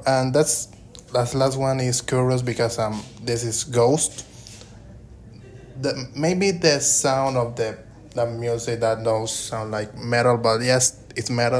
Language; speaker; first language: English; non-native, learner; Spanish